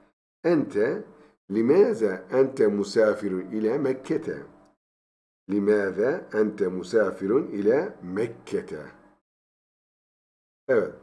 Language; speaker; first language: Arabic; non-native, fluent; Turkish